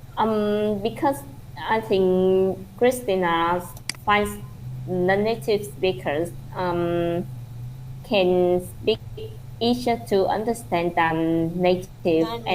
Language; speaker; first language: English; non-native, learner; Vietnamese